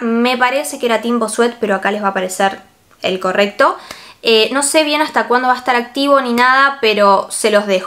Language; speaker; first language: Spanish; native; Spanish